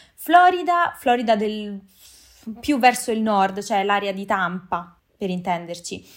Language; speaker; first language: Italian; native; Italian